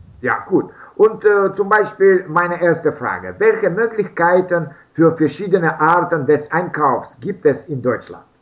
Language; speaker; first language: German; non-native, learner; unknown